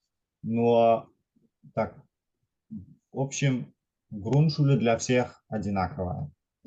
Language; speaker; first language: Russian; non-native, fluent; German